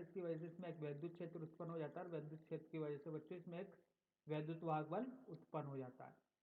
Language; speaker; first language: Hindi; native; Hindi